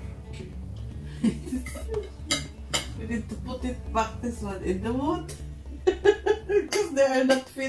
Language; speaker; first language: English; non-native, local second language; Filipino